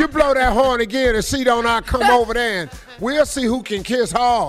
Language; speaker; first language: English; native; English